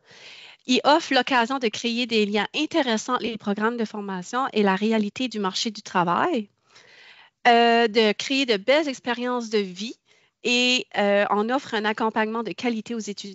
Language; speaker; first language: French; native; French